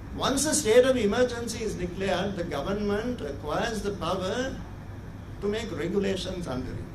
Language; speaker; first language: English; non-native, local second language; Sinhala